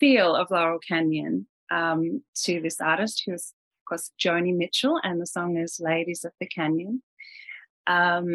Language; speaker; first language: English; native; English